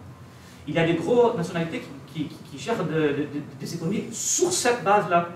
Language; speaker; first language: French; non-native, learner; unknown